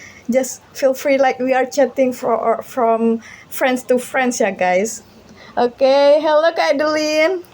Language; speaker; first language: English; non-native, learner; Indonesian